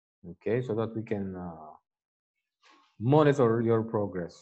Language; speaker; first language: English; non-native, local second language; Filipino